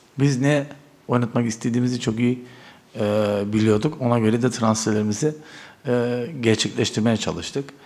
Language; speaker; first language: Turkish; early bilingual, heritage; Turkish